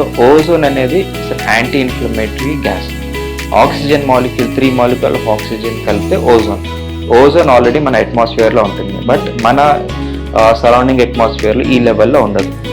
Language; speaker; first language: Telugu; native; Telugu